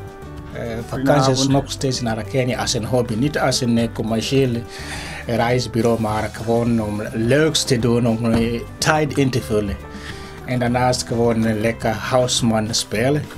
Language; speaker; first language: Dutch; non-native, learner; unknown